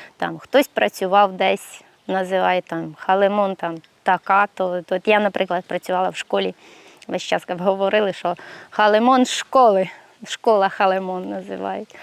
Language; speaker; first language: Ukrainian; native; Ukrainian